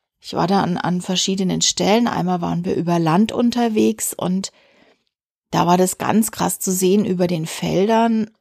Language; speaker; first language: German; native; German